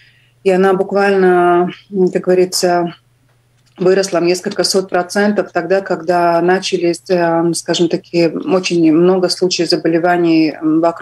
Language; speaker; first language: Russian; non-native, local second language; Latvian